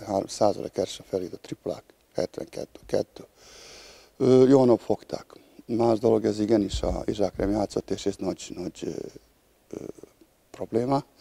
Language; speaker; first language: Hungarian; non-native, learner; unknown